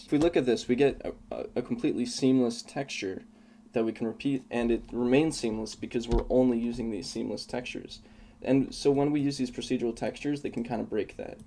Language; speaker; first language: English; native; English